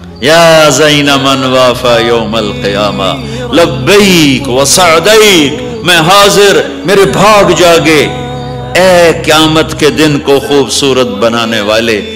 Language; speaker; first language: Urdu; non-native, local second language; Punjabi